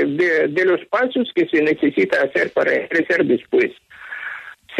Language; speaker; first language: Spanish; non-native, fluent; Ukrainian